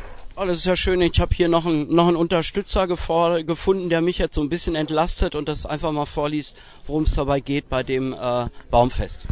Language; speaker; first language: German; native; German